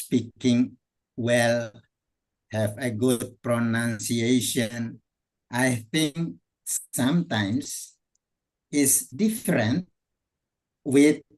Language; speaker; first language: English; non-native, fluent; Indonesian